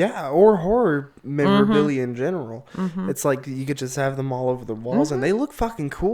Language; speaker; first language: English; native; English